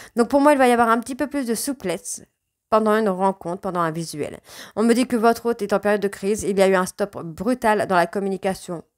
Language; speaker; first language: French; native; French